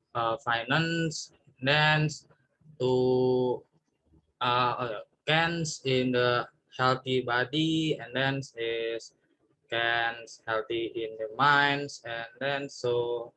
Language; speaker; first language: English; non-native, learner; Indonesian